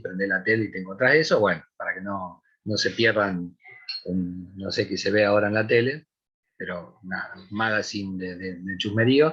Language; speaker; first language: Spanish; native; Spanish